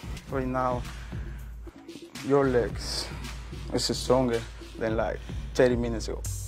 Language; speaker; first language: English; non-native, learner; Spanish